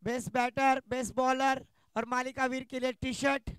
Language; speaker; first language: Hindi; non-native, local second language; Marathi